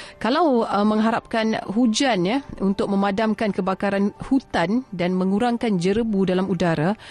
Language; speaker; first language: Malay; native; Malay